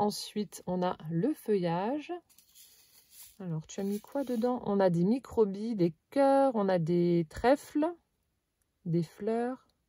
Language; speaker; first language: French; native; French